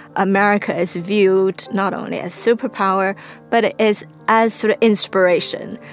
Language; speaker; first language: English; non-native, fluent; Chinese